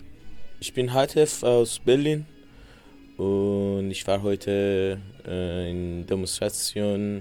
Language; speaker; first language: German; non-native, learner; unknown